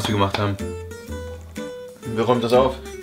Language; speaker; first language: German; native; German